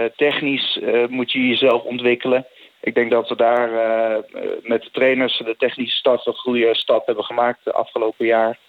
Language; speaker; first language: Dutch; native; Dutch